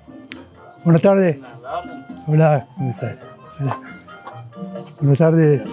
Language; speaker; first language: Spanish; non-native, learner; Persian